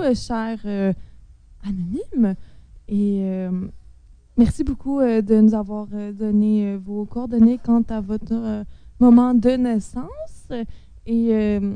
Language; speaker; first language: French; native; French